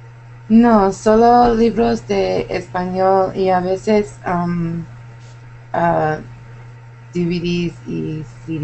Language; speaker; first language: Spanish; non-native, learner; English